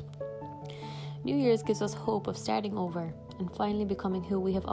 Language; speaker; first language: English; native; English